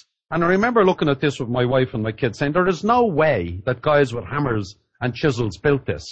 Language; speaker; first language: English; native; English